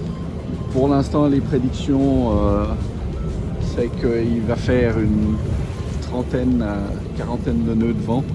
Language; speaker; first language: French; native; French